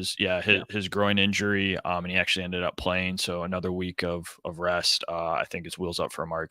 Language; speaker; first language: English; native; English